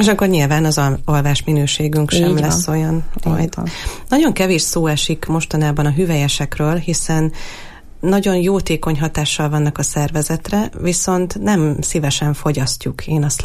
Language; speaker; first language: Hungarian; native; Hungarian